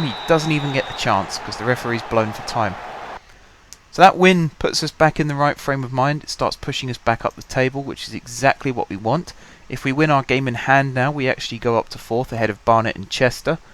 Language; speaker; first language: English; native; English